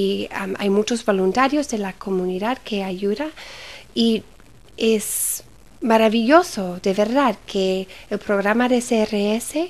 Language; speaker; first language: Spanish; early bilingual, heritage; Spanish